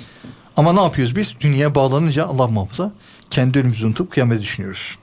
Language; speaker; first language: Turkish; native; Turkish